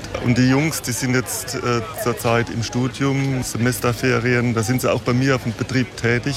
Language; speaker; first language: German; native; German